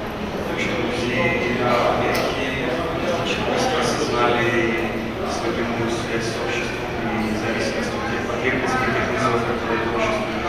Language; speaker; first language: Russian; native; Russian